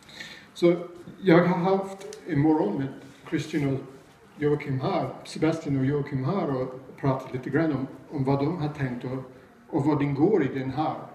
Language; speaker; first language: Swedish; non-native, fluent; English